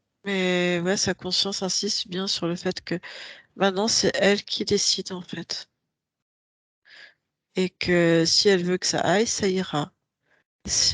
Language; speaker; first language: French; native; French